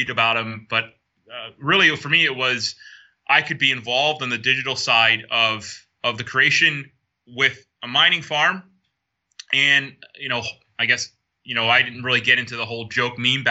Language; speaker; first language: English; native; English